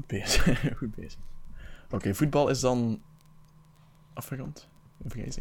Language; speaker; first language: Dutch; native; Dutch